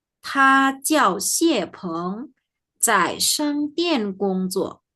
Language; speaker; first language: Chinese; non-native, fluent; Indonesian